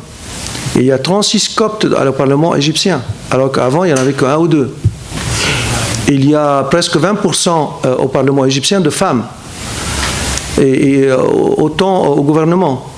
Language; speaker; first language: French; non-native, fluent; Arabic